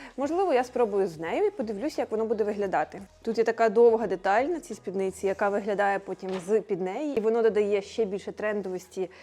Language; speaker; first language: Ukrainian; non-native, local second language; Russian